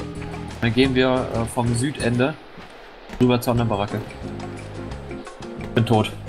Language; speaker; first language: German; native; German